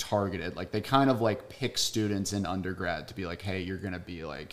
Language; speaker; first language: English; native; English